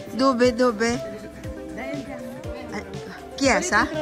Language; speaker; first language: Italian; non-native, learner; Filipino